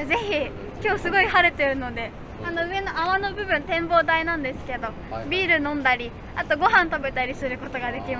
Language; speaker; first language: Japanese; native; Japanese